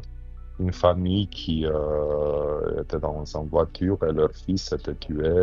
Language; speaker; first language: French; non-native, fluent; Romanian